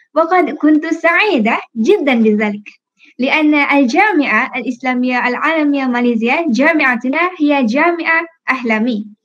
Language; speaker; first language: Arabic; non-native, fluent; Malay